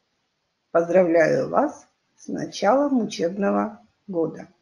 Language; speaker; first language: Russian; non-native, local second language; Kyrgyz